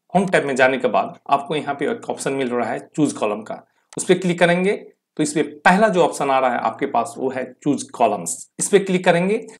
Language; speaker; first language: Hindi; native; Hindi